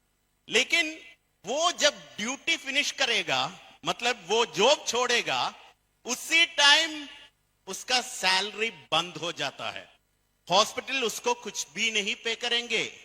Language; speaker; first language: Hindi; non-native, fluent; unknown